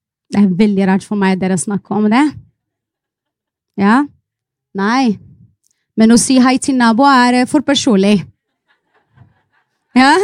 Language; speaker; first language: Norwegian; non-native, fluent; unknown